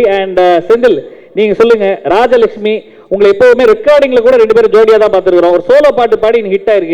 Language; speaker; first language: Tamil; native; Tamil